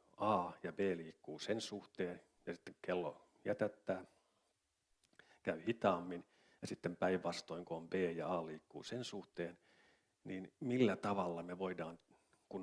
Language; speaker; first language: Finnish; native; Finnish